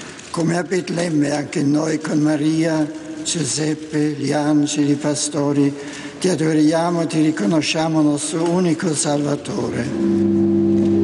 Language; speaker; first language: Italian; non-native, fluent; German